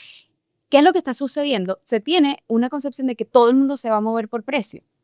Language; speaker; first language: Spanish; native; Spanish